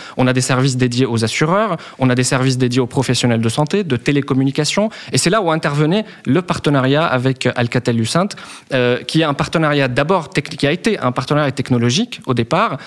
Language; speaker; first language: French; non-native, local second language; Arabic